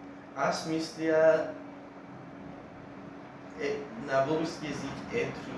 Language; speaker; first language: Bulgarian; early bilingual, heritage; English